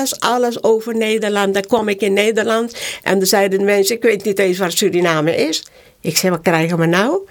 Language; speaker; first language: Dutch; native; Dutch